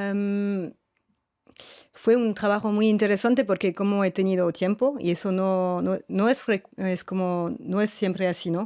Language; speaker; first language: Spanish; non-native, fluent; French